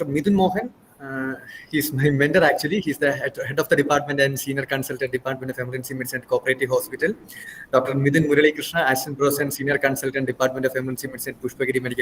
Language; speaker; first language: English; non-native, local second language; Malayalam